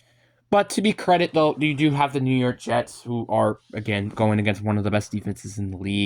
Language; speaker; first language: English; native; English